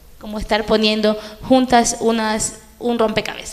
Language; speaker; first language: Spanish; native; Spanish